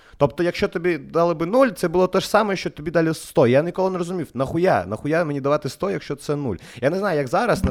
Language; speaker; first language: Ukrainian; non-native, local second language; Russian